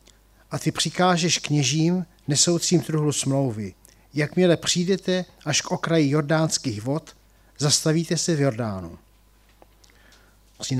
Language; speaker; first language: Czech; native; Czech